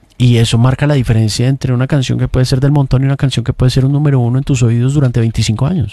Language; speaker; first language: Spanish; native; Spanish